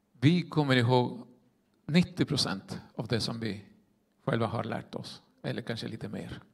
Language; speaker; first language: Swedish; non-native, fluent; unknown